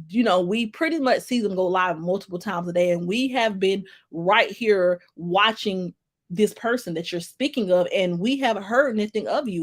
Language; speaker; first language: English; native; English